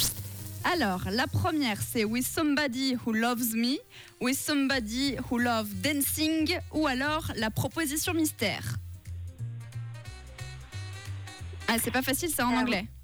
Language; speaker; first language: French; native; French